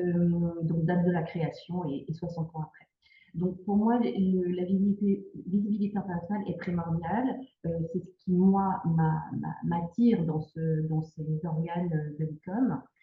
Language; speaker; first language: French; native; French